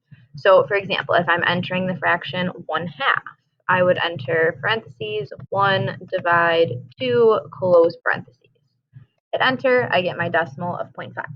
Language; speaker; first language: English; native; English